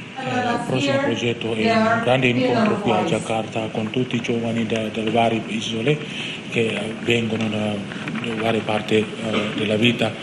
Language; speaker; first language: Italian; non-native, fluent; Indonesian